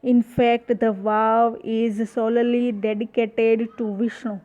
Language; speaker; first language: English; non-native, local second language; Gujarati